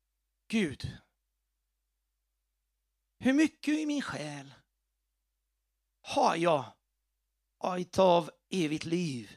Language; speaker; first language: Swedish; non-native, fluent; Portuguese